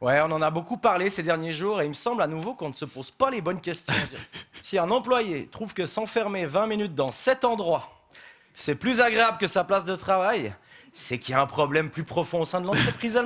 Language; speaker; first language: French; native; French